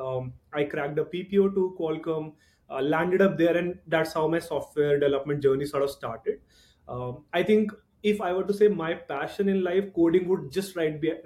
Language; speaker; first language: English; non-native, local second language; Hindi